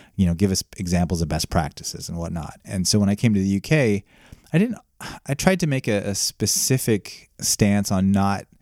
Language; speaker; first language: English; native; English